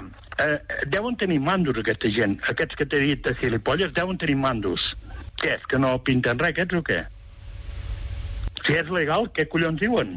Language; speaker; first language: Catalan; native; Catalan